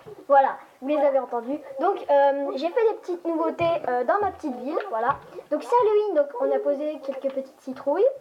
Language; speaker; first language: French; native; French